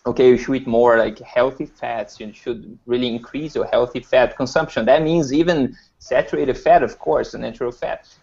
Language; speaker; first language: English; non-native, fluent; Portuguese